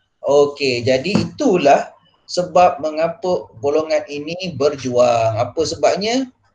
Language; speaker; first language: Malay; native; Malay